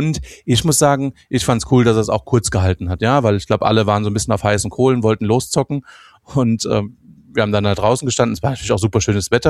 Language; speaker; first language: German; native; German